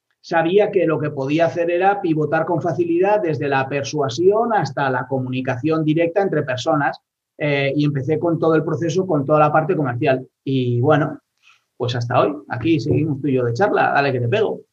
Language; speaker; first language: Spanish; native; Spanish